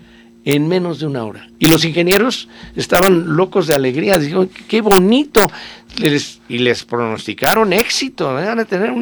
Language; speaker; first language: Spanish; native; Spanish